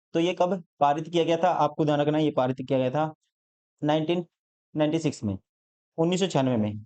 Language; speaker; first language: Hindi; native; Hindi